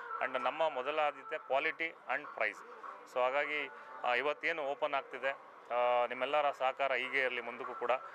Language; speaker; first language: Kannada; native; Kannada